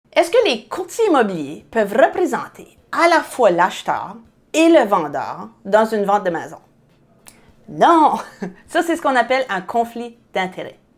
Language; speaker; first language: French; native; French